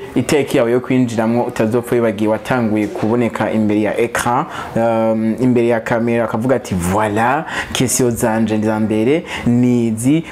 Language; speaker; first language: Rundi; native; Rundi